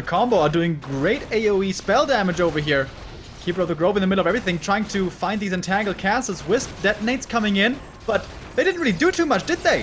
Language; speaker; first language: English; non-native, fluent; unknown